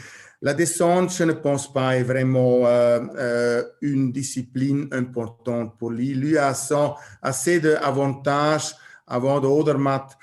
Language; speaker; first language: French; non-native, learner; German